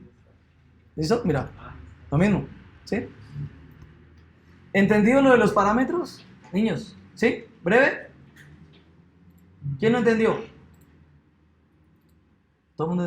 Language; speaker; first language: Spanish; native; Spanish